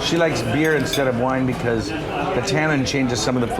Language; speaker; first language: English; native; English